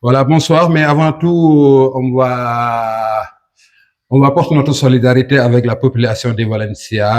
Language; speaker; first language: French; non-native, local second language; Wolof